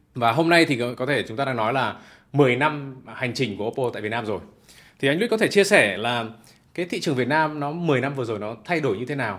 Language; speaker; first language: Vietnamese; native; Vietnamese